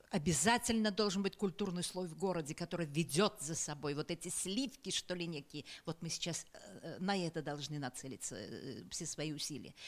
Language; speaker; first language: Russian; native; Russian